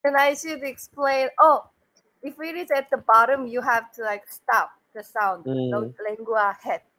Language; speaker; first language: English; non-native, learner; Korean